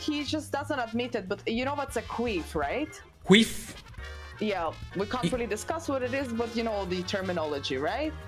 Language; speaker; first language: English; non-native, fluent; Russian